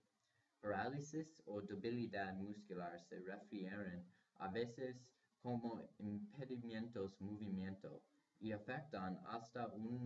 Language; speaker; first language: Spanish; non-native, learner; English